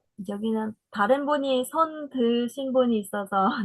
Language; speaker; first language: Korean; non-native, fluent; Vietnamese